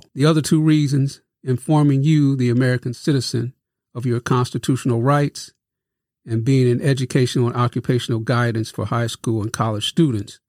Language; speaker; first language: English; native; English